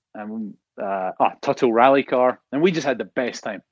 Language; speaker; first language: English; native; English